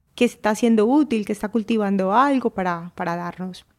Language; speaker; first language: Spanish; native; Spanish